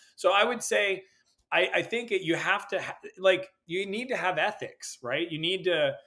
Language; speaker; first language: English; native; English